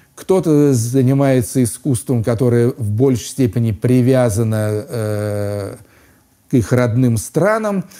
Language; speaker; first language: Russian; native; Russian